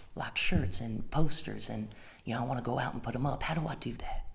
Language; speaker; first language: English; native; English